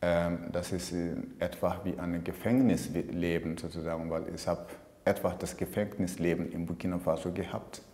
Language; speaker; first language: German; non-native, fluent; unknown